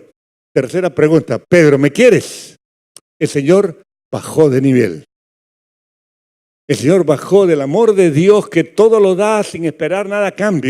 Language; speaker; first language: Spanish; native; Spanish